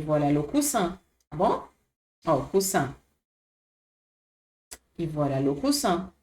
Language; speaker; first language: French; non-native, fluent; Portuguese